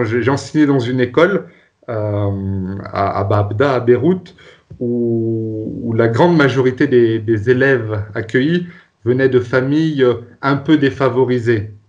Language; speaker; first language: French; native; French